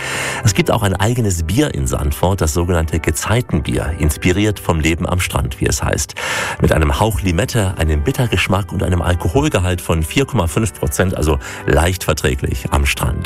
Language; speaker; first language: German; native; German